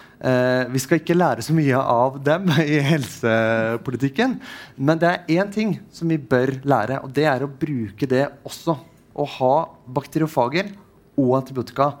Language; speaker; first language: Norwegian; non-native, fluent; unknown